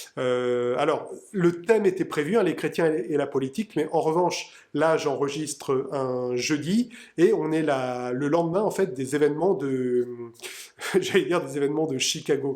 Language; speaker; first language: French; native; French